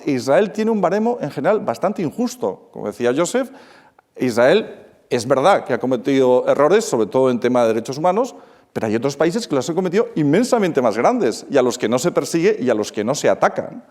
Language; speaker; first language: Spanish; native; Spanish